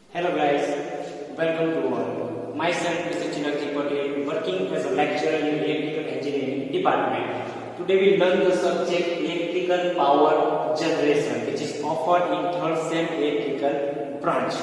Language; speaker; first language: English; non-native, local second language; Gujarati